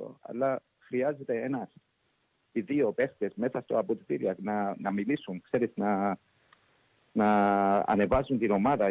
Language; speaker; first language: Greek; early bilingual, heritage; English